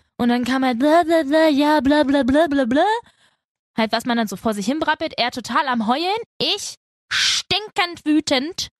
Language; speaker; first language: German; early bilingual, other home language; Spanish